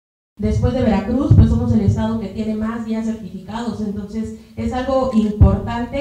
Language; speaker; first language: Spanish; native; Spanish